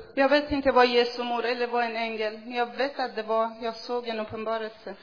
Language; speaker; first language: Swedish; non-native, fluent; Persian